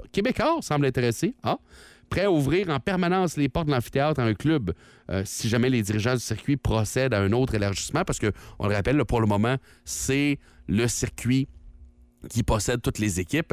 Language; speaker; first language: French; native; French